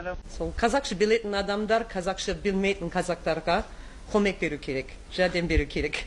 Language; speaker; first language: Kazakh; non-native, fluent; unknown